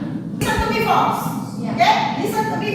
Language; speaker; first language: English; non-native, learner; Indonesian